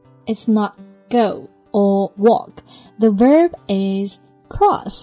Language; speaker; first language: English; non-native, fluent; Chinese